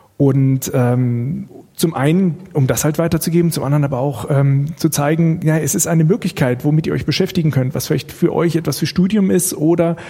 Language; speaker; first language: German; native; German